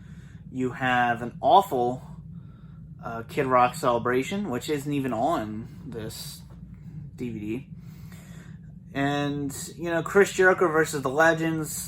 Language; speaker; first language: English; native; English